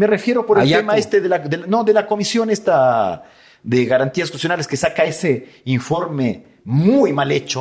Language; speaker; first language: Spanish; native; Spanish